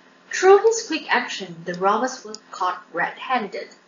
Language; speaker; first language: English; non-native, local second language; Chinese